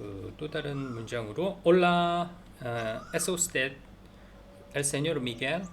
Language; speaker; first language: Spanish; non-native, learner; Korean